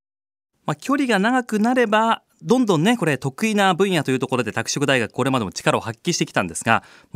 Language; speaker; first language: Japanese; native; Japanese